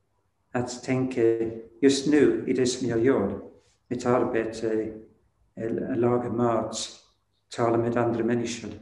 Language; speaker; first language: Swedish; non-native, fluent; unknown